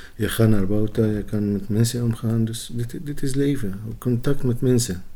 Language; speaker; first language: Dutch; non-native, learner; Arabic